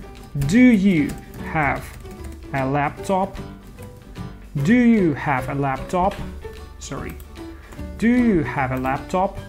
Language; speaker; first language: English; non-native, fluent; Russian